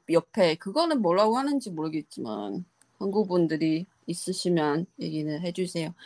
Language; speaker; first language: Korean; non-native, fluent; Chinese